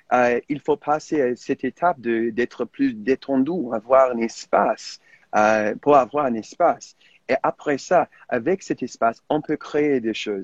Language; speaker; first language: French; non-native, fluent; English